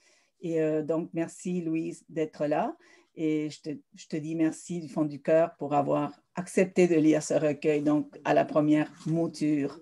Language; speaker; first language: French; early bilingual, other home language; Spanish